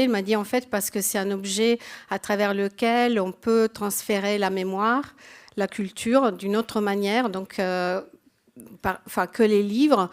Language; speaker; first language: French; non-native, fluent; Italian